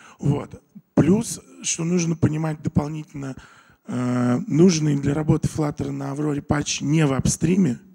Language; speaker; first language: Russian; native; Russian